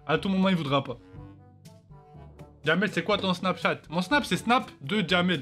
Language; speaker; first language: French; native; French